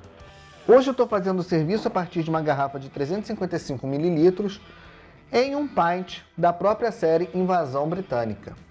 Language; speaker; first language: Portuguese; native; Portuguese